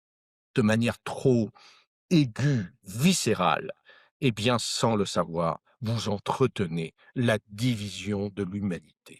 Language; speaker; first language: French; native; French